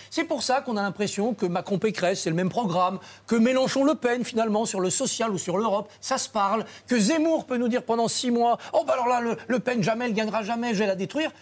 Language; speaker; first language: French; native; French